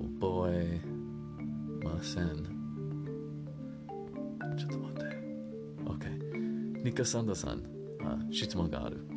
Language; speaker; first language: Japanese; non-native, learner; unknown